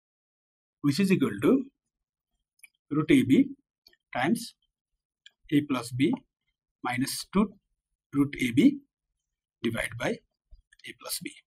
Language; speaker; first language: English; non-native, local second language; Nepali